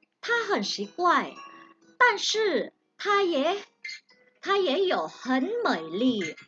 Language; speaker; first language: Chinese; non-native, fluent; Thai